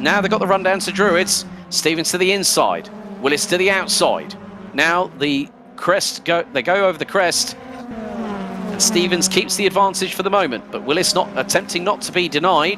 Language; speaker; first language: English; native; English